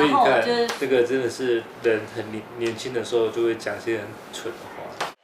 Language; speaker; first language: Chinese; native; Chinese